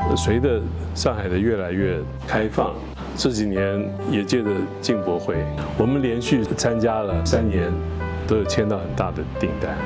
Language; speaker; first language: Chinese; native; Chinese